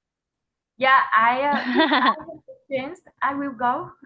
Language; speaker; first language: English; non-native, learner; Vietnamese